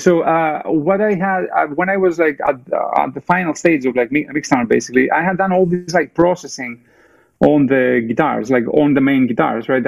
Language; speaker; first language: English; non-native, fluent; Greek